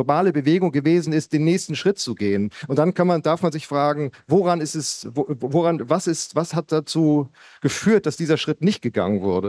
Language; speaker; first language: German; native; German